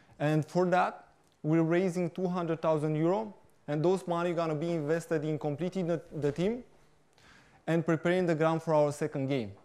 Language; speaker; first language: English; non-native, fluent; Romanian